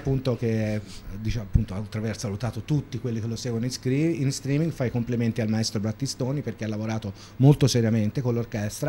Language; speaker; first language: Italian; native; Italian